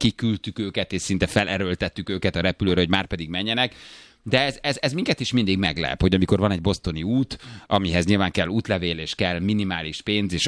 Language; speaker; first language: Hungarian; native; Hungarian